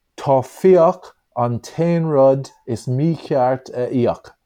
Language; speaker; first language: English; native; English